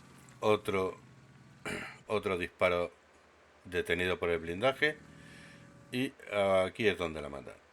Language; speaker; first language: Spanish; native; Spanish